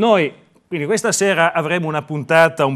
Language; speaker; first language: Italian; native; Italian